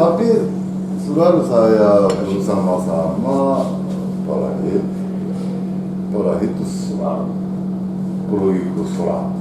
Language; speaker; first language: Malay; non-native, learner; Japanese